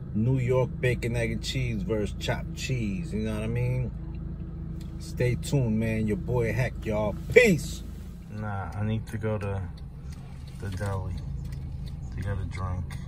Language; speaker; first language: English; native; English